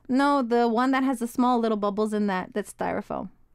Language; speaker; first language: English; early bilingual, other home language; Korean